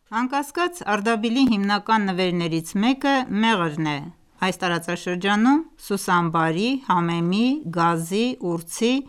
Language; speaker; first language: Armenian; early bilingual, heritage; Armenian